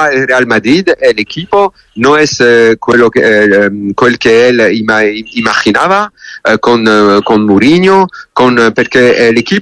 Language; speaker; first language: Spanish; non-native, learner; French